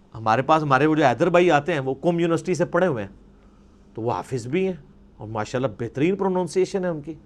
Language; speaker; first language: Urdu; non-native, local second language; Punjabi